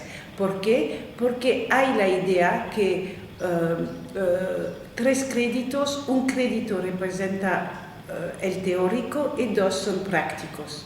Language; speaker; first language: Spanish; non-native, fluent; French